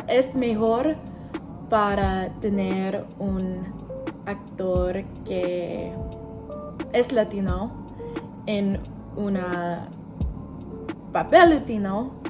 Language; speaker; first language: Spanish; non-native, learner; English